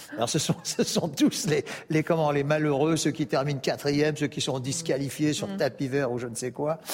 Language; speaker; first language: French; native; French